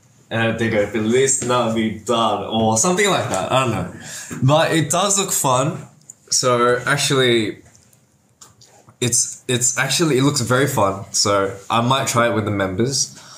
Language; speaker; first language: English; native; English